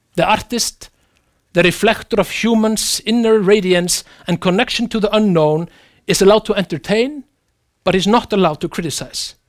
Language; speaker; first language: English; non-native, fluent; Icelandic